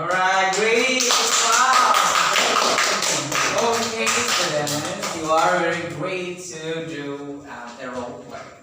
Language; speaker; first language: English; non-native, learner; Indonesian